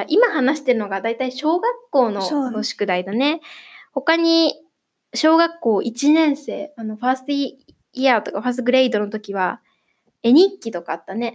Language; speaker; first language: Japanese; native; Japanese